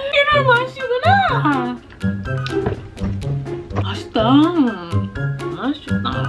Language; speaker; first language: Korean; non-native, learner; English